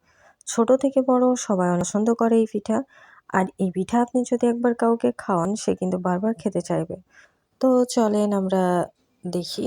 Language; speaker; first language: Bangla; native; Bangla